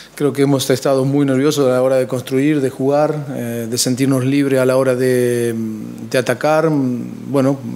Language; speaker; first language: Spanish; native; Spanish